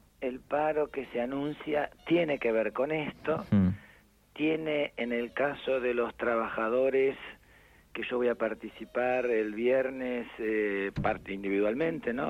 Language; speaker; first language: Spanish; native; Spanish